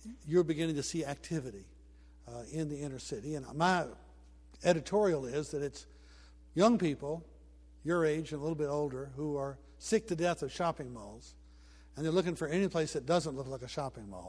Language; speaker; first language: English; native; English